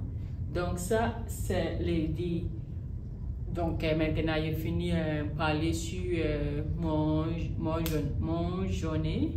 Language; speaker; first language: French; non-native, learner; English